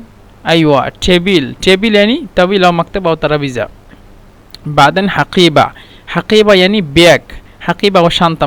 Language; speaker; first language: Arabic; non-native, fluent; Bangla